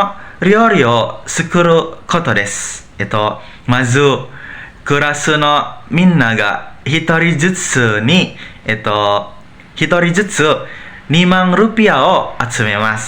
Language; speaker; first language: Japanese; non-native, learner; Indonesian